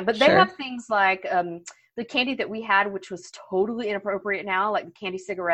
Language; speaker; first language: English; native; English